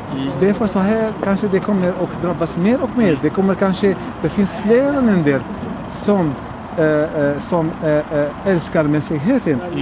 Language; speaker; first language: Swedish; non-native, fluent; Arabic